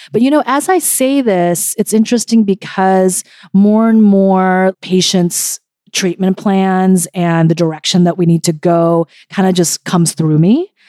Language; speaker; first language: English; early bilingual, other home language; Korean